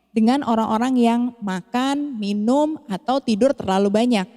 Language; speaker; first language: Indonesian; native; Indonesian